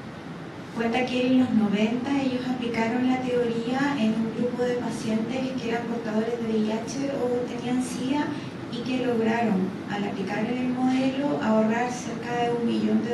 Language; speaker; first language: Spanish; native; Spanish